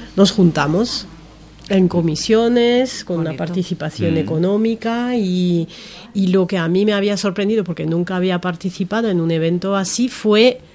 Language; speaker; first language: Spanish; non-native, fluent; French